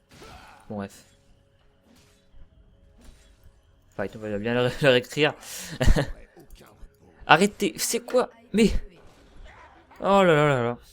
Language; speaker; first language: French; native; French